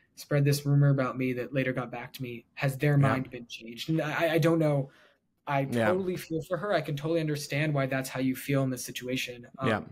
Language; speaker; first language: English; native; English